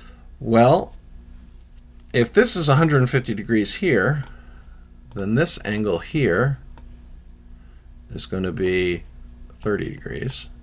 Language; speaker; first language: English; native; English